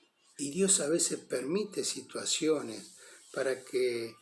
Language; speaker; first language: Spanish; native; Spanish